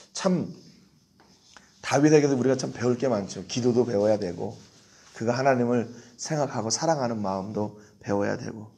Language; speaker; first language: Korean; native; Korean